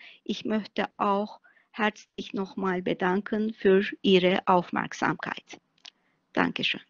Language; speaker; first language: German; non-native, fluent; Turkish